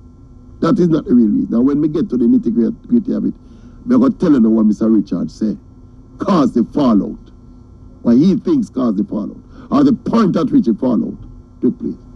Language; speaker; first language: English; non-native, local second language; Jamaican Creole English